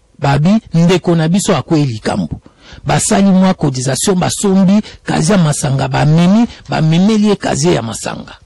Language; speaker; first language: Lingala; non-native, local second language; Kongo